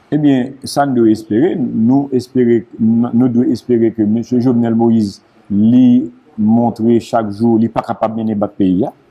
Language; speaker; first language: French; non-native, local second language; Haitian Creole